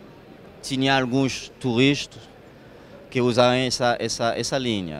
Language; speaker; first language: Portuguese; non-native, fluent; French